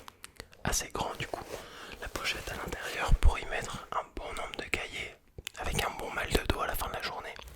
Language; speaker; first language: French; native; French